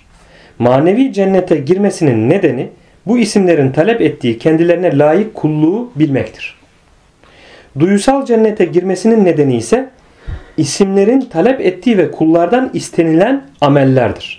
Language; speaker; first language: Turkish; native; Turkish